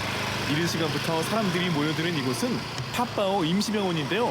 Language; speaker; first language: Korean; native; Korean